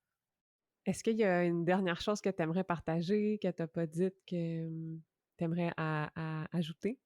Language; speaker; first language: French; native; French